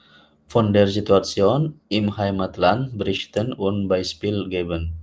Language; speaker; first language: German; non-native, learner; Indonesian